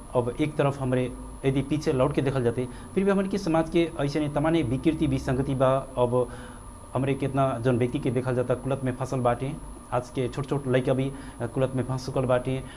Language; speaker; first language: Bhojpuri; non-native, local second language; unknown